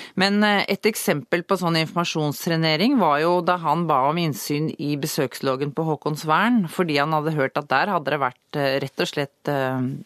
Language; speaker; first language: Norwegian; native; Norwegian